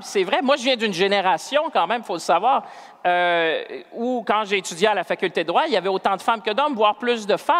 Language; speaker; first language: French; native; French